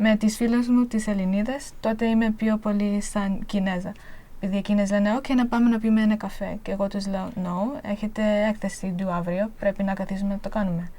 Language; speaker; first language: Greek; early bilingual, heritage; Greek